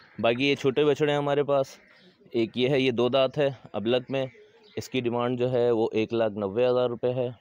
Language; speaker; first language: Urdu; native; Urdu